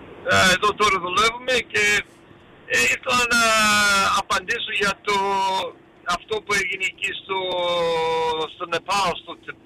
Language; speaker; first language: Greek; early bilingual, heritage; Greek